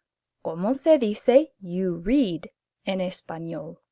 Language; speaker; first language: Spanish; non-native, fluent; English